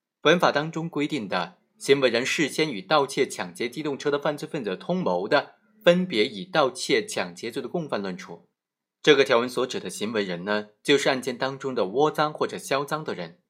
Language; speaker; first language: Chinese; native; Chinese